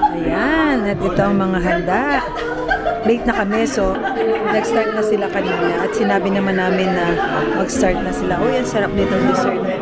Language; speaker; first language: Filipino; native; Filipino